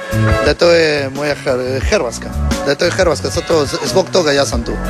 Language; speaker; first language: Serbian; non-native, learner; Spanish